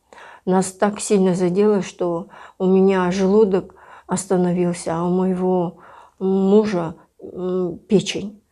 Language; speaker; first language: Russian; native; Russian